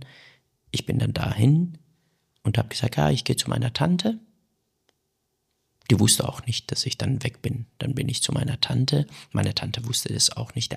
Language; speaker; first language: German; non-native, fluent; Persian